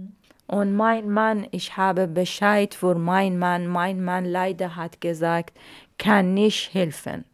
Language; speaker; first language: German; non-native, learner; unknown